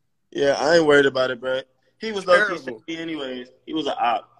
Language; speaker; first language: English; native; English